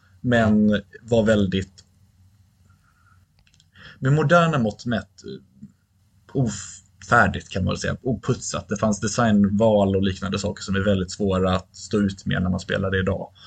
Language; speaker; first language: Swedish; native; Swedish